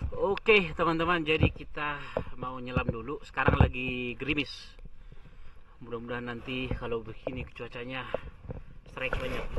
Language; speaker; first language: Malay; non-native, local second language; Batak Toba